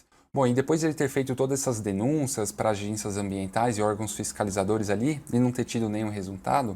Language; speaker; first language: Portuguese; native; Portuguese